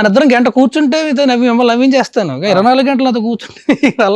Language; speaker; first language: Telugu; native; Telugu